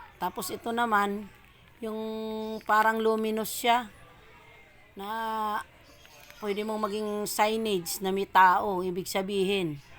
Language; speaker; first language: Filipino; native; Filipino